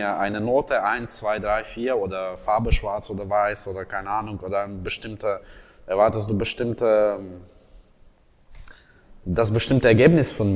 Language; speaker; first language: German; non-native, fluent; Russian